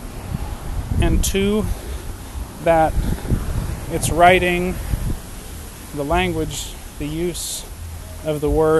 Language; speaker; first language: English; native; English